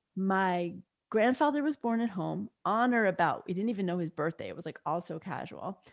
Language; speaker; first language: English; native; English